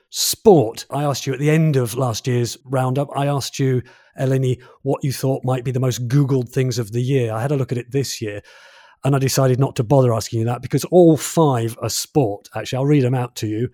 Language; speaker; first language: English; native; English